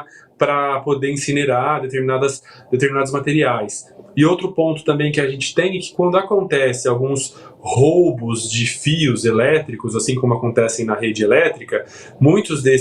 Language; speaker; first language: Portuguese; native; Portuguese